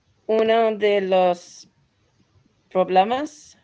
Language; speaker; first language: Spanish; non-native, learner; English